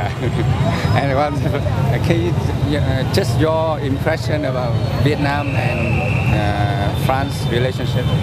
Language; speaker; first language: English; non-native, learner; Vietnamese